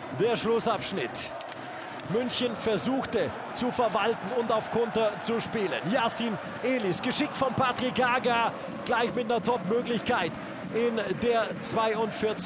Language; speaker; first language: German; native; German